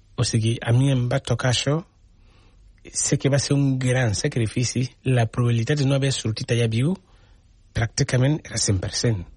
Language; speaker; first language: Catalan; non-native, fluent; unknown